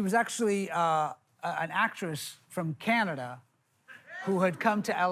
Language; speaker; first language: English; native; English